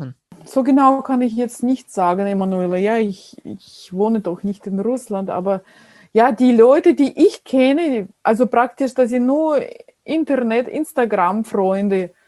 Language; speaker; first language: German; non-native, fluent; Russian